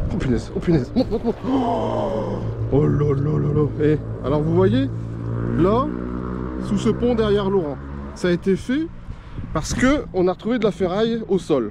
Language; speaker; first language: French; native; French